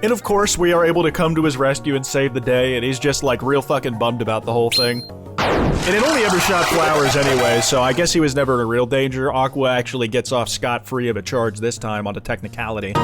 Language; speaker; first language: English; native; English